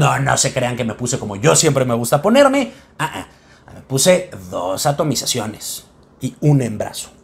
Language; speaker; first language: Spanish; native; Spanish